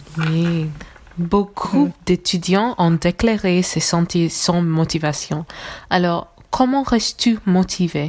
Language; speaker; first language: French; non-native, learner; English